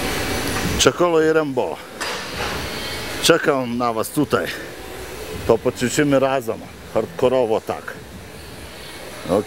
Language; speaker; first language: Polish; non-native, fluent; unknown